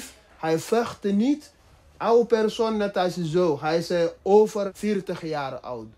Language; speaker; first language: Dutch; non-native, learner; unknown